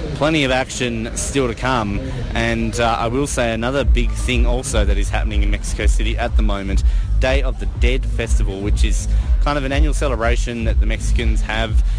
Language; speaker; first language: English; native; English